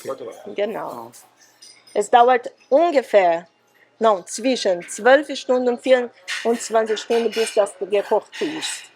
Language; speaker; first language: German; non-native, fluent; Portuguese